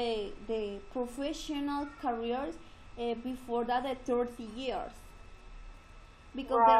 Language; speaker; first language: English; non-native, learner; Spanish